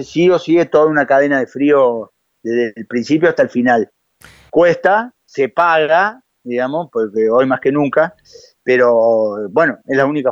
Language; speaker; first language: Spanish; native; Spanish